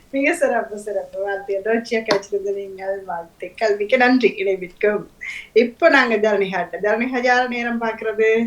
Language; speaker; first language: Tamil; native; Tamil